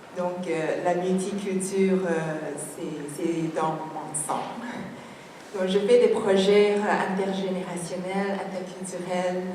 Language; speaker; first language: French; non-native, fluent; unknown